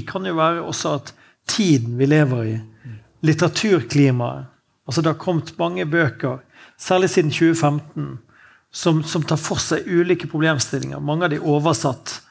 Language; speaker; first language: Norwegian; native; Norwegian